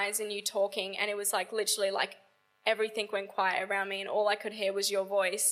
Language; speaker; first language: English; native; English